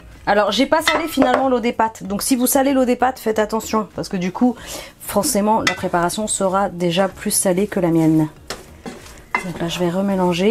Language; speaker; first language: French; native; French